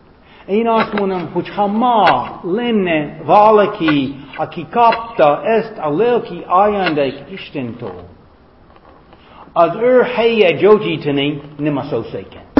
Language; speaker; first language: Hungarian; non-native, fluent; English